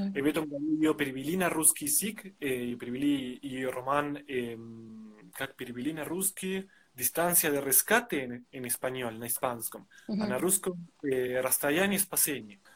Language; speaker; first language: Russian; non-native, fluent; Spanish